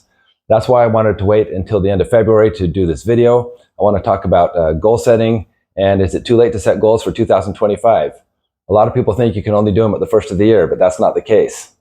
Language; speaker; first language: English; native; English